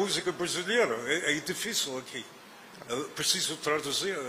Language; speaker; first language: Portuguese; non-native, fluent; English